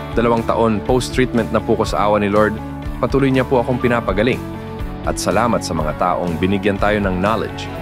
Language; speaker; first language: Filipino; non-native, local second language; Pampanga